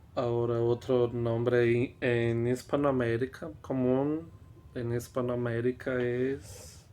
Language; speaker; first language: Spanish; non-native, fluent; Portuguese